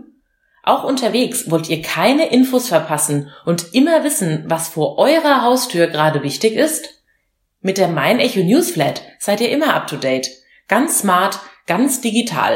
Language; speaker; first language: German; native; German